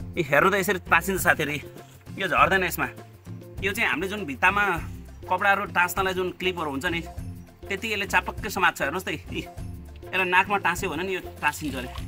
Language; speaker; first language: Nepali; non-native, local second language; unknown